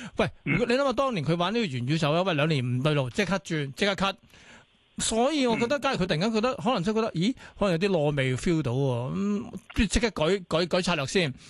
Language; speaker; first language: Cantonese; native; Cantonese